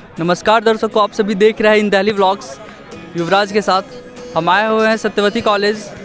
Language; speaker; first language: Hindi; native; Hindi